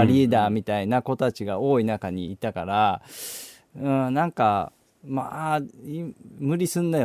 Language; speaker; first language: Japanese; native; Japanese